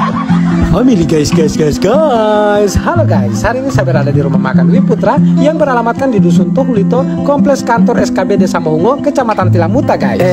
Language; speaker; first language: Indonesian; native; Indonesian